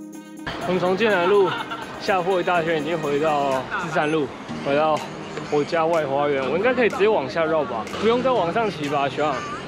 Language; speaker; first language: Chinese; native; Chinese